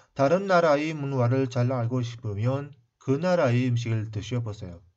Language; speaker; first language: Korean; non-native, fluent; Uzbek